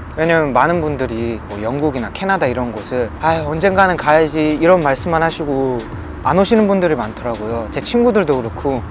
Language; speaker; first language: Korean; native; Korean